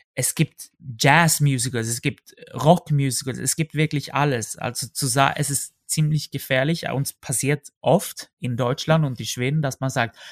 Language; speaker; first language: German; non-native, fluent; Swedish